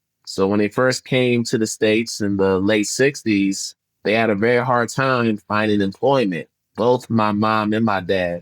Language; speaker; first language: English; early bilingual, other home language; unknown